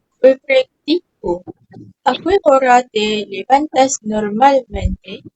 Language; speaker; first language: Spanish; non-native, learner; Malay